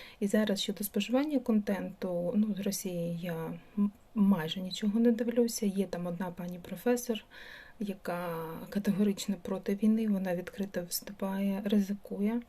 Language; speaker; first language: Ukrainian; non-native, local second language; Russian